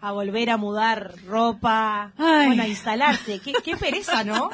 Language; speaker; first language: Spanish; native; Spanish